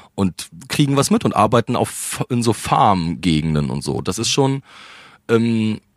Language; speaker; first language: German; native; German